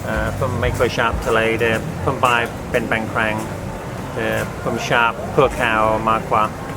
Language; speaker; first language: Thai; non-native, fluent; English